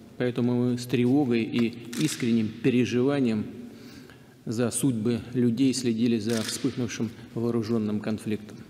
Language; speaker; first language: Russian; native; Russian